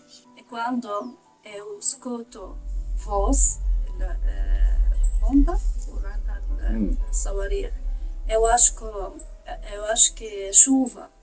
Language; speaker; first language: Portuguese; non-native, learner; Arabic